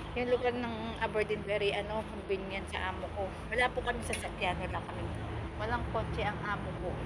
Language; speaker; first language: Filipino; native; Filipino